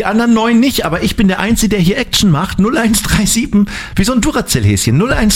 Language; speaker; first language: German; native; German